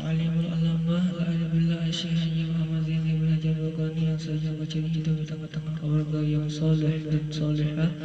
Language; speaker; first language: Indonesian; native; Indonesian